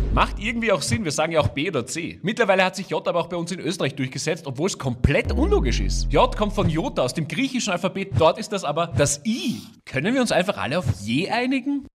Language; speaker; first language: German; native; German